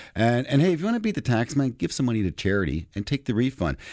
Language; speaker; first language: English; non-native, fluent; Spanish